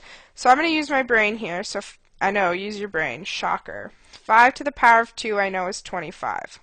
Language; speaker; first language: English; native; English